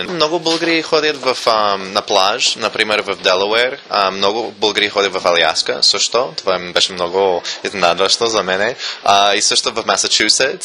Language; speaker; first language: Bulgarian; non-native, fluent; English